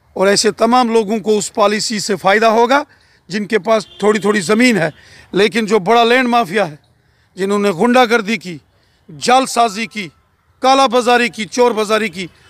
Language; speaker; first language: Hindi; non-native, local second language; Dogri